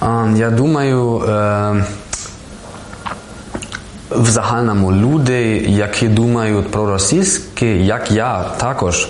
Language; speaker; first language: Ukrainian; non-native, learner; German